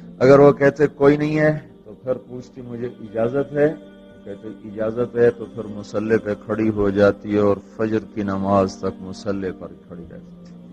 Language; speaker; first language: Urdu; non-native, local second language; Punjabi